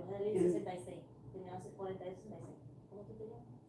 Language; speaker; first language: Spanish; native; Spanish